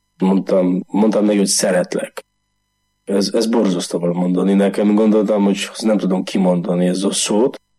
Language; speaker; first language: Hungarian; non-native, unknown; Polish